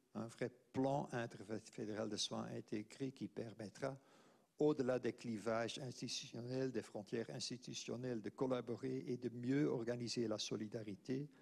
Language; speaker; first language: French; non-native, local second language; Dutch